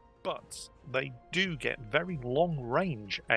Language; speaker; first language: English; native; English